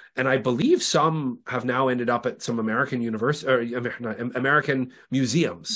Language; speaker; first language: English; native; English